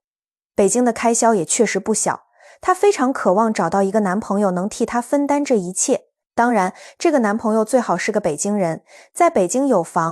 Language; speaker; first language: Chinese; native; Chinese